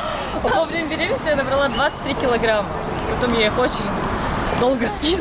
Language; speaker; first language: Russian; native; Russian